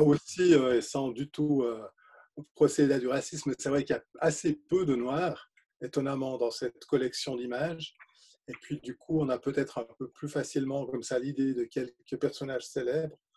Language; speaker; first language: French; native; French